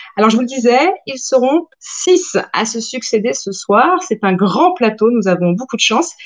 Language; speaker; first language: French; native; French